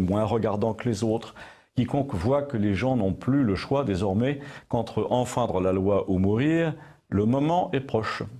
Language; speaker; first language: French; native; French